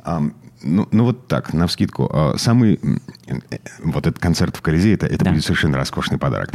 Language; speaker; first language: Russian; native; Russian